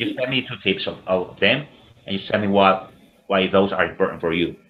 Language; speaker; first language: English; non-native, fluent; Spanish